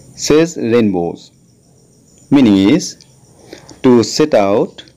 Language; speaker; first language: English; non-native, local second language; Assamese